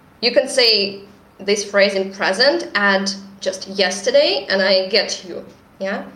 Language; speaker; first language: English; non-native, fluent; Russian